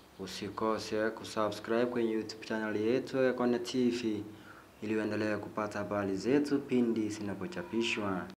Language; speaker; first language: Swahili; non-native, local second language; Gusii